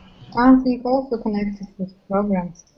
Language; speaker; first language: English; non-native, learner; Russian